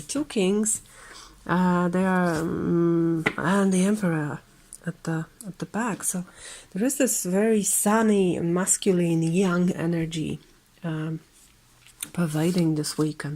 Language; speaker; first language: English; non-native, fluent; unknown